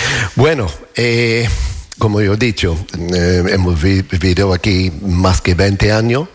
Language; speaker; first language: Spanish; non-native, learner; English